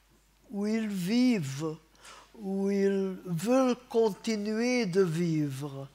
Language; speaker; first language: French; non-native, fluent; Hungarian